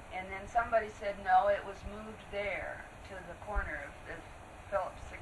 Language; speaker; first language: English; native; English